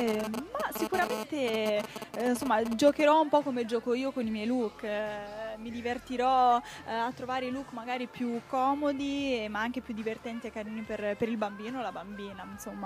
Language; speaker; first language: Italian; native; Italian